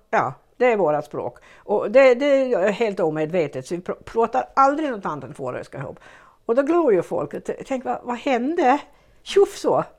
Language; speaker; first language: Swedish; native; Swedish